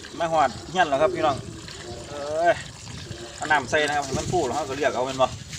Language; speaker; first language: Thai; non-native, local second language; Northeastern Thai